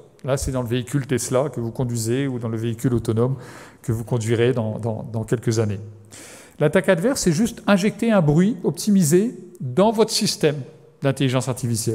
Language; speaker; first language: French; native; French